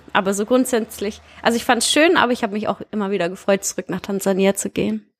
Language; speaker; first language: German; early bilingual, heritage; German